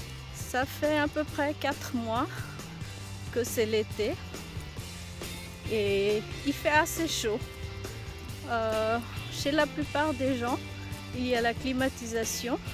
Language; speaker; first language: French; non-native, fluent; Bangla